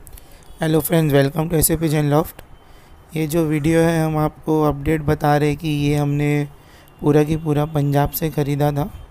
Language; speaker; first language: Hindi; native; Hindi